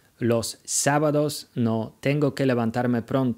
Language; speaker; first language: Spanish; non-native, fluent; Polish